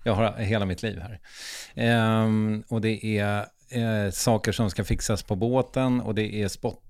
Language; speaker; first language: Swedish; native; Swedish